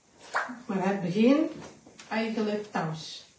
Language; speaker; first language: Dutch; non-native, learner; Indonesian